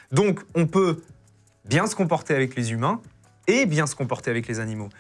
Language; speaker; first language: French; native; French